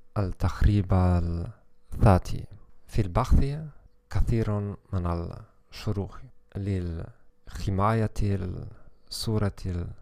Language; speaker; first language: Arabic; non-native, learner; German